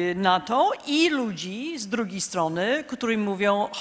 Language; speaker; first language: Polish; non-native, fluent; English